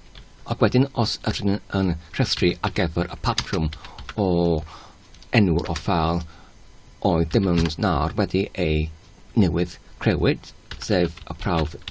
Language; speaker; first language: Welsh; non-native, learner; English